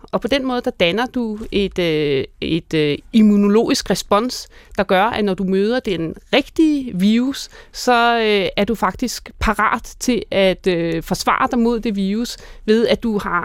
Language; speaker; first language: Danish; native; Danish